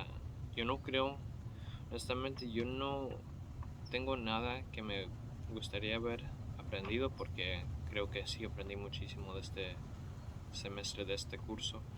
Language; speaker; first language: Spanish; early bilingual, heritage; Spanish